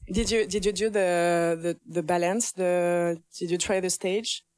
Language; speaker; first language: English; non-native, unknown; French